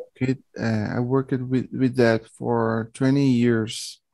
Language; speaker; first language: English; non-native, learner; Portuguese